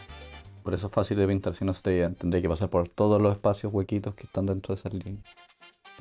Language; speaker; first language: Spanish; native; Spanish